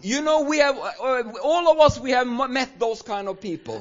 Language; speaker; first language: English; non-native, fluent; Swedish